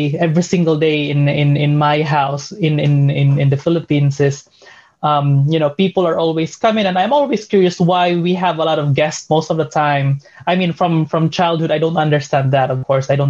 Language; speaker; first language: English; non-native, local second language; Waray